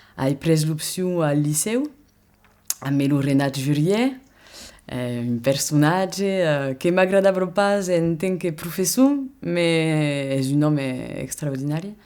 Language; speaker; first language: Occitan; non-native, local second language; French